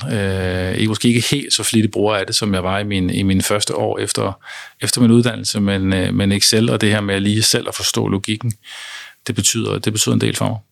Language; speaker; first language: Danish; native; Danish